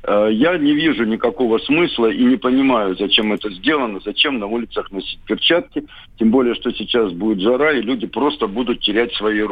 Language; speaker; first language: Russian; native; Russian